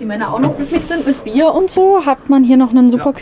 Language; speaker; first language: German; native; German